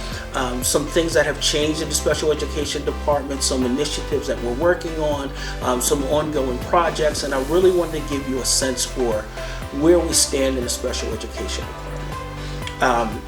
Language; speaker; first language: English; native; English